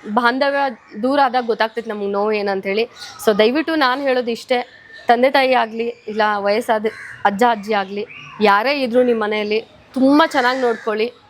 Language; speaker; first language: Kannada; native; Kannada